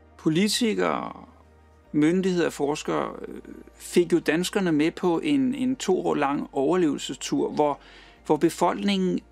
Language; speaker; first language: Danish; native; Danish